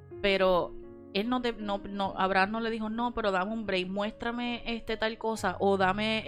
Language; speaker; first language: Spanish; native; Spanish